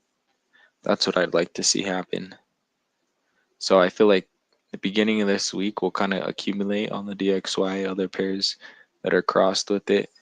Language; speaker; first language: English; native; English